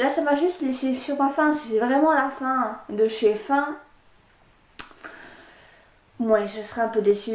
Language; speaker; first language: French; native; French